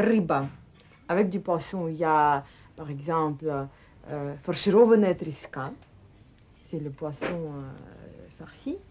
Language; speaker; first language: French; non-native, fluent; Russian